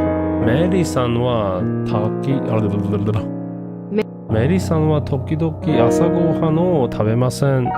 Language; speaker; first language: Japanese; non-native, learner; English